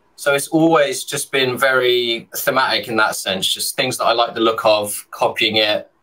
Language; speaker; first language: English; native; English